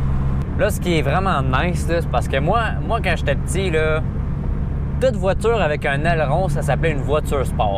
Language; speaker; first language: French; native; French